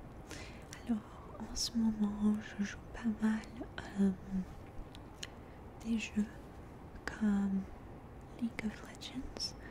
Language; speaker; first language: French; early bilingual, heritage; French